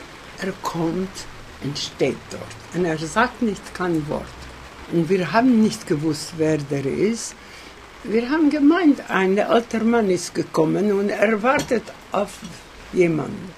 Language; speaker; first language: German; non-native, fluent; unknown